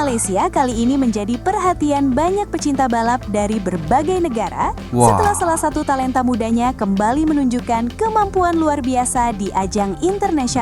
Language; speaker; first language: Indonesian; native; Indonesian